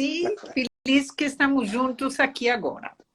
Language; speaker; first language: Portuguese; non-native, fluent; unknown